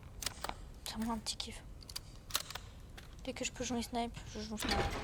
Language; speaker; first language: French; native; French